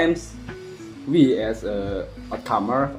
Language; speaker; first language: English; non-native, learner; Javanese